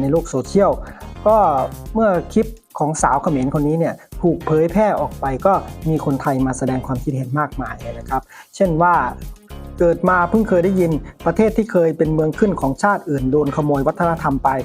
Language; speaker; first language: Thai; native; Thai